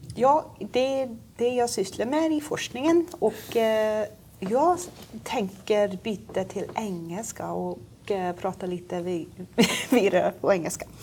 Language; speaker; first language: Swedish; non-native, fluent; English